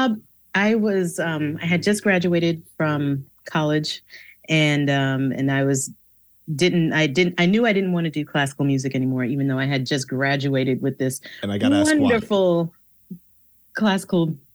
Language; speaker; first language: English; native; English